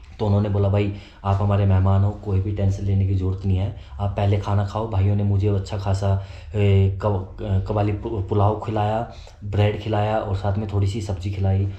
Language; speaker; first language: Hindi; native; Hindi